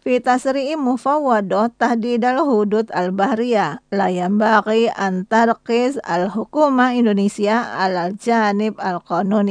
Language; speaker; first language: Arabic; non-native, learner; Indonesian